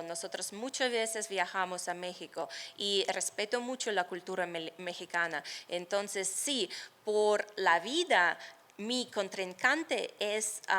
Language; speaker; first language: Spanish; non-native, fluent; Russian